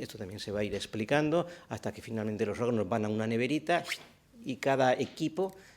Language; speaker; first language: Spanish; native; Spanish